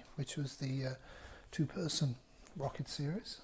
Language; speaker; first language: English; native; English